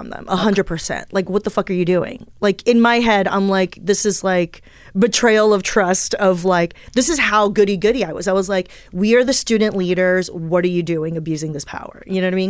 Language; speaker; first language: English; early bilingual, other home language; Chinese